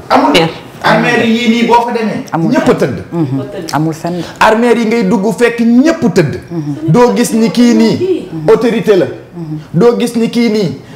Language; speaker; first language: Wolof; native; Wolof